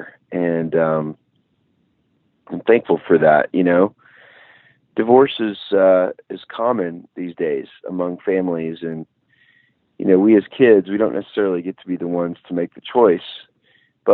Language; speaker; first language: English; native; English